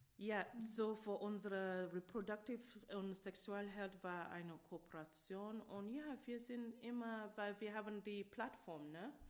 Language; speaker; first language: German; non-native, learner; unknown